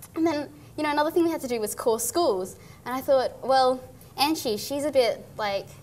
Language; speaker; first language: English; native; English